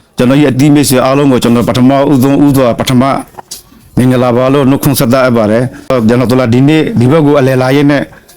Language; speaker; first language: Burmese; non-native, local second language; Rohingya